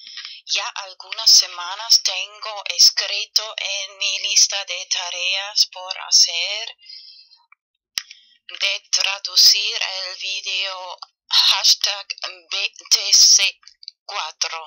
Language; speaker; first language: Spanish; non-native, fluent; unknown